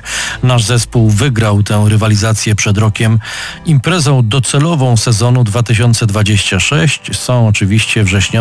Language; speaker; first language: Polish; native; Polish